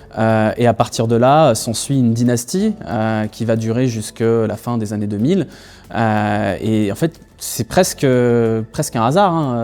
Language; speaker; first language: French; native; French